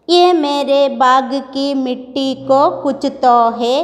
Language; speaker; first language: Hindi; non-native, local second language; Malayalam